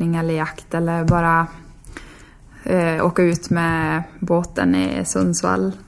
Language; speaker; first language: Swedish; native; Swedish